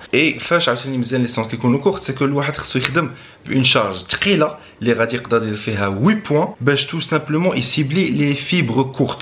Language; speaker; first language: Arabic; native; Arabic